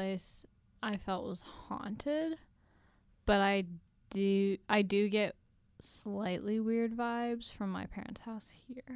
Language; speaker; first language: English; native; English